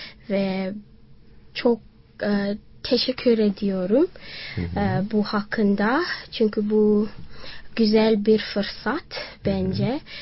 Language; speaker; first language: Turkish; non-native, learner; Swati